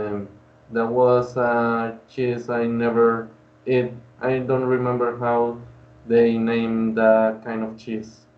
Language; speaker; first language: English; non-native, learner; Spanish